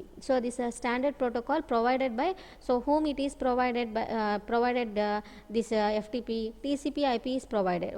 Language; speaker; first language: English; non-native, local second language; Telugu